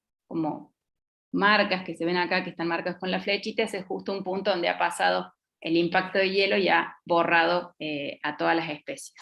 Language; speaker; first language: Spanish; native; Spanish